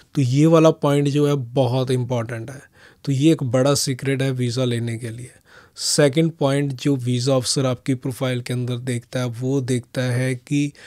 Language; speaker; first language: Hindi; non-native, local second language; Punjabi